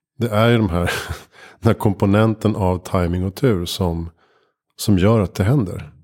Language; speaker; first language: Swedish; native; Swedish